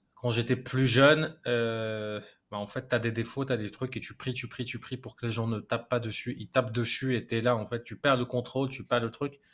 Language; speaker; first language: French; non-native, local second language; Arabic